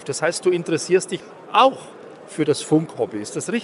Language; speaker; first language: German; native; German